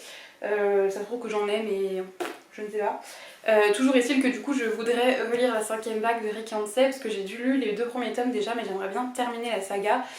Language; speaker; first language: French; native; French